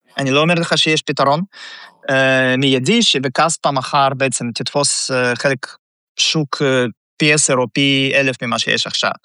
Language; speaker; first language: Hebrew; early bilingual, other home language; Russian